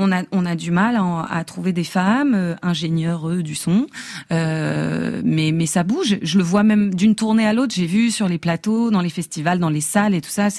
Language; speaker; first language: French; native; French